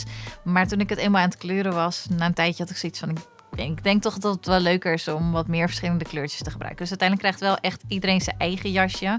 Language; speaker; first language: Dutch; native; Dutch